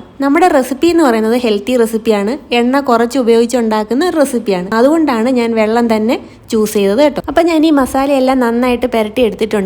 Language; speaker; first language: Malayalam; native; Malayalam